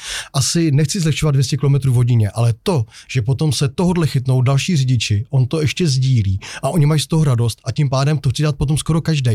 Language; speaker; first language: Czech; native; Czech